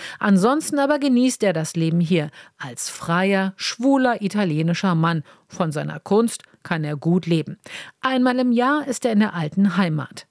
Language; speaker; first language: German; native; German